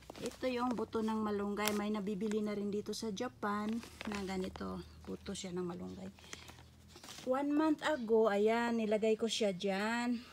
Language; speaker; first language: Filipino; non-native, local second language; Cebuano